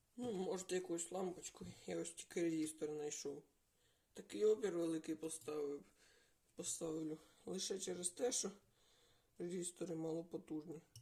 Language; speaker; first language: Ukrainian; non-native, local second language; Russian